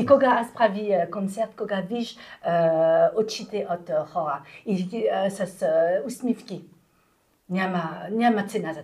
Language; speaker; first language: Bulgarian; non-native, learner; French